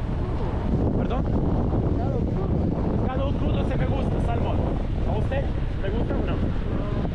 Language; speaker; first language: Spanish; non-native, fluent; Russian